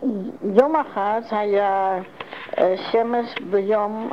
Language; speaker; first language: Hebrew; non-native, learner; Dutch